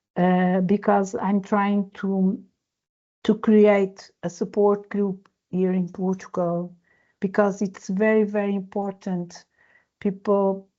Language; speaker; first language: English; non-native, learner; Portuguese